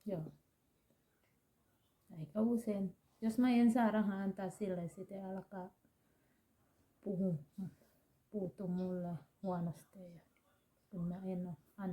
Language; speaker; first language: Finnish; non-native, learner; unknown